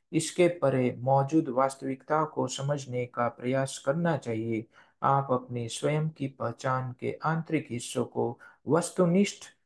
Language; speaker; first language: Hindi; non-native, local second language; Gujarati